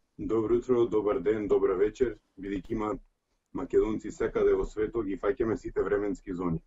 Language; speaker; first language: Macedonian; early bilingual, heritage; Macedonian